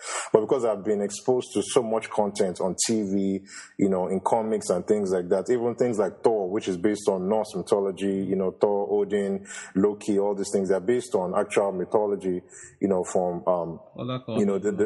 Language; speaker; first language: English; non-native, local second language; Yoruba